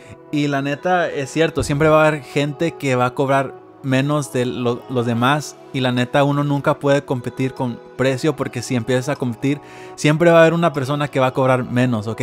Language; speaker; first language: Spanish; early bilingual, heritage; Spanish